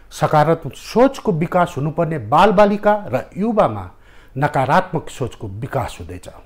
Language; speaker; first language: Nepali; native; Nepali